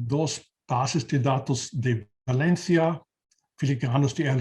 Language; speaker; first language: Spanish; non-native, learner; German